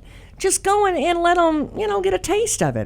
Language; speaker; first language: English; native; English